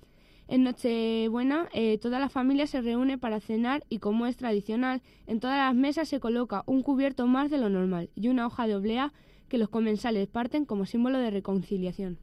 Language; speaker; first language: Spanish; native; Spanish